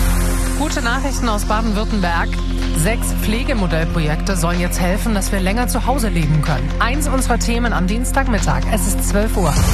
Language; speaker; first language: German; native; German